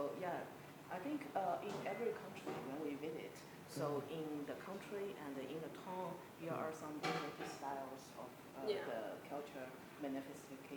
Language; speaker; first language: English; non-native, fluent; Chinese